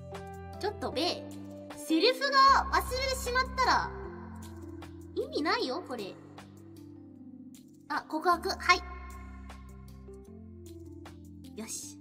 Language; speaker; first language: Japanese; non-native, fluent; English